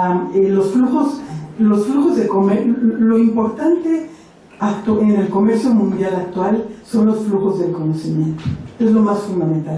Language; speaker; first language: Spanish; native; Spanish